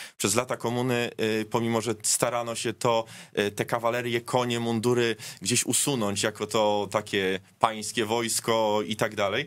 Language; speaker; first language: Polish; native; Polish